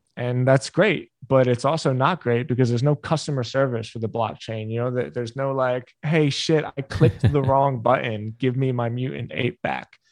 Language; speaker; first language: English; native; English